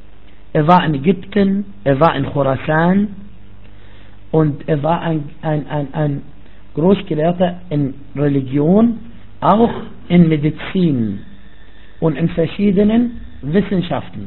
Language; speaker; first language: German; non-native, fluent; Arabic